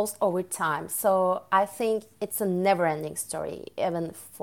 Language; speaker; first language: English; non-native, fluent; Turkish